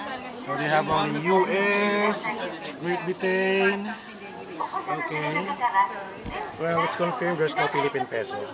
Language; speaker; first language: English; non-native, local second language; Filipino